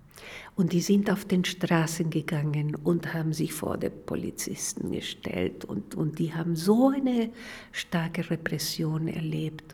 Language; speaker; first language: German; non-native, fluent; Spanish